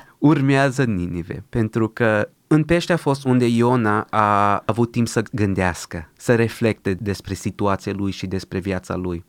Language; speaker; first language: Romanian; early bilingual, other home language; Portuguese